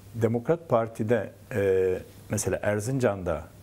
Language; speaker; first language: Turkish; native; Turkish